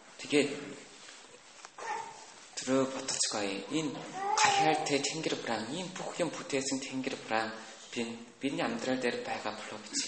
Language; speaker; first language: Mongolian; non-native, learner; Korean